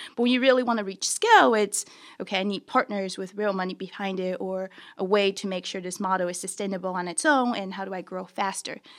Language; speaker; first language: English; early bilingual, other home language; Chinese